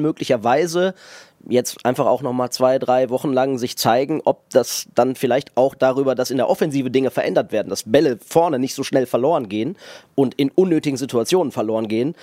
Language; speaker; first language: German; native; German